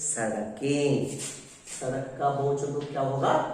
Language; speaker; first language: Hindi; non-native, local second language; Kannada